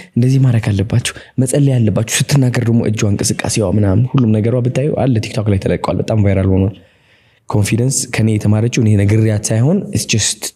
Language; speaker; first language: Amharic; non-native, local second language; Tigrinya